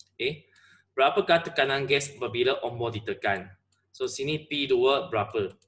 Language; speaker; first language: Malay; non-native, local second language; Chinese